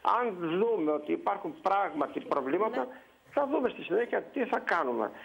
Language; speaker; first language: Greek; native; Greek